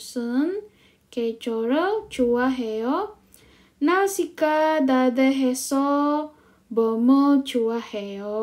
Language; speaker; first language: Korean; non-native, fluent; Indonesian